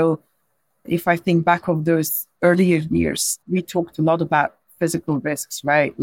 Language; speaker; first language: English; non-native, fluent; Dutch